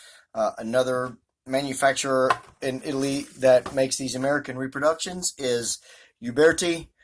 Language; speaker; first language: English; native; English